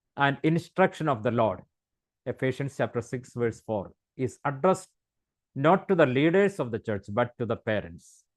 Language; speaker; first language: English; non-native, local second language; Malayalam